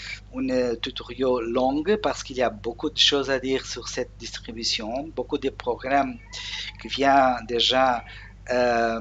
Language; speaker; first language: French; non-native, learner; Portuguese